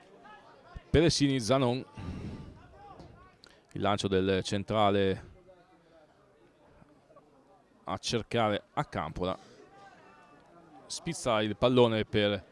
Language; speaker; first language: Italian; native; Italian